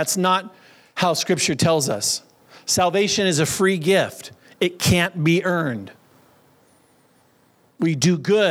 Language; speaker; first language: English; native; English